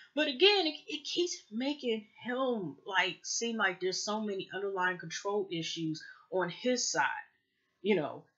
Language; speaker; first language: English; native; English